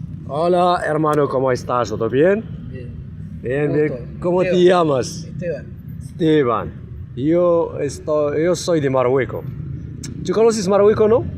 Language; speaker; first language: Spanish; non-native, learner; Arabic